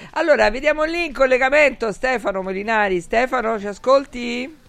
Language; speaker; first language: Italian; native; Italian